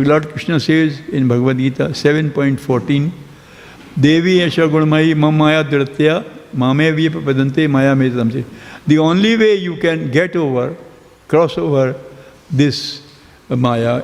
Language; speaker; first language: English; non-native, local second language; Hindi